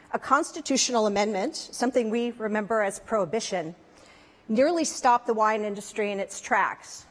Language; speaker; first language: English; native; English